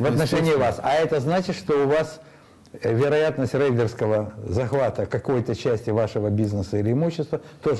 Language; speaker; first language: Russian; native; Russian